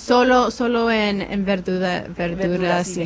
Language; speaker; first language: Spanish; non-native, fluent; English